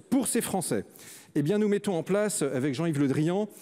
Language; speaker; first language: French; native; French